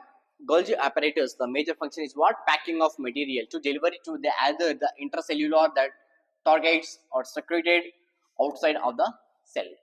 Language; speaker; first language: English; non-native, local second language; Telugu